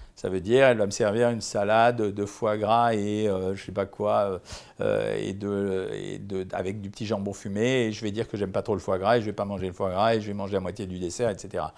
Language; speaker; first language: French; native; French